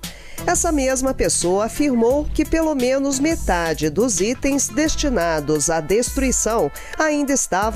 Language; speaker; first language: Portuguese; native; Portuguese